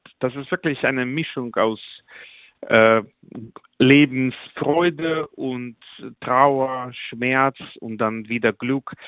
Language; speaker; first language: German; non-native, fluent; Russian